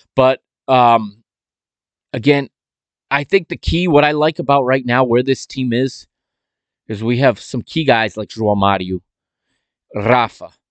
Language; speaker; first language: English; native; English